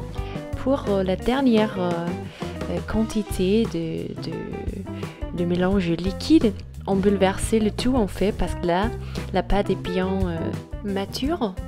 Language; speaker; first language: French; non-native, fluent; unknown